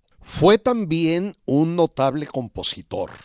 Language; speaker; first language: Spanish; native; Spanish